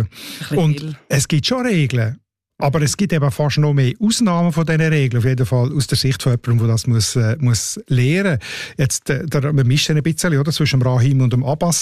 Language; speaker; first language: German; native; German